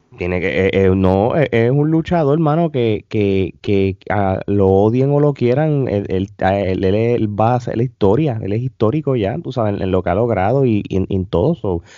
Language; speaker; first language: Spanish; native; Spanish